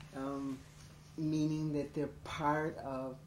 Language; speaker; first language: English; native; English